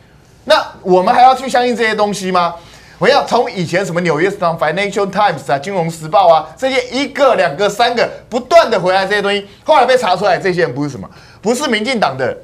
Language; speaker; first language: Chinese; native; Chinese